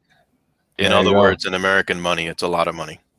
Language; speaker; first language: English; native; English